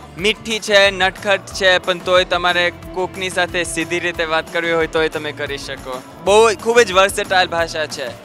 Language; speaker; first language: Gujarati; native; Gujarati